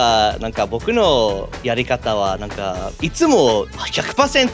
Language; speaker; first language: Japanese; non-native, learner; English